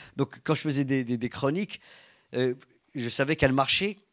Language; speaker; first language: French; native; French